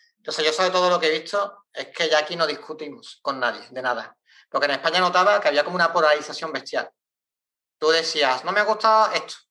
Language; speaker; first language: Spanish; native; Spanish